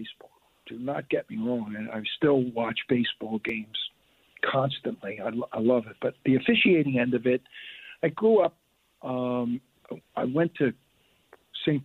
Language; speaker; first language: English; native; English